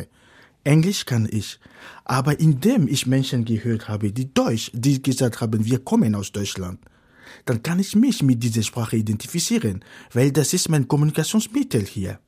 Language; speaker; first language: German; non-native, fluent; Fon